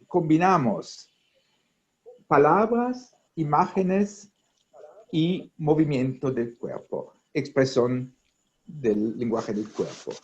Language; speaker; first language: Spanish; non-native, fluent; Italian